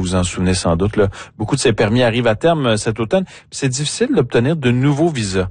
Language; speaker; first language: French; native; French